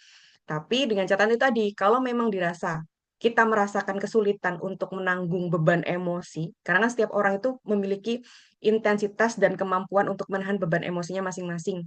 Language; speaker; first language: Indonesian; native; Indonesian